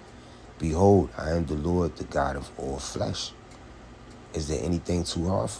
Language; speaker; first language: English; native; English